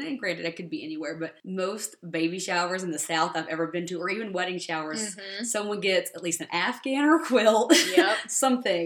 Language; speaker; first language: English; native; English